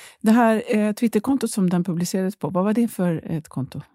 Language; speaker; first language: Swedish; native; Swedish